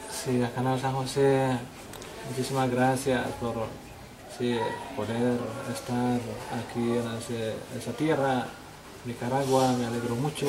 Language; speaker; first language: Spanish; non-native, learner; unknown